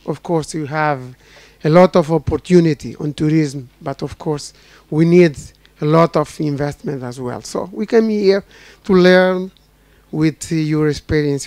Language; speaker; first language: English; non-native, learner; Portuguese